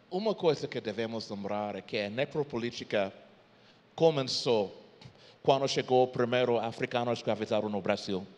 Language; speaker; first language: Portuguese; non-native, fluent; English